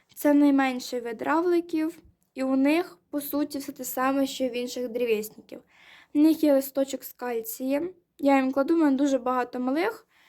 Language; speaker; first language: Ukrainian; non-native, local second language; Russian